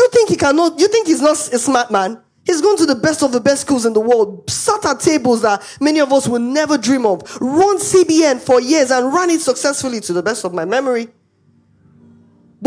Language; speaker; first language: English; non-native, local second language; Igbo